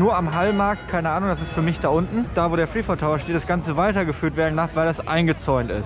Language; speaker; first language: German; native; German